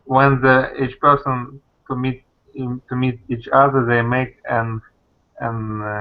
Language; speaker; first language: English; non-native, learner; Russian